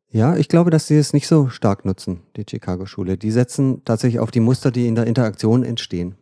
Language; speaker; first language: German; native; German